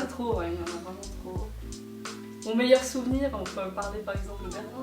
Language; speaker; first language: French; native; French